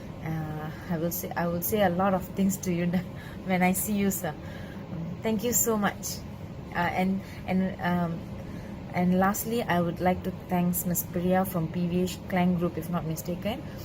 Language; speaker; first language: English; non-native, local second language; Tamil